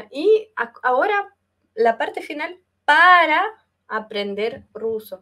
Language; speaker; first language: Spanish; non-native, fluent; Russian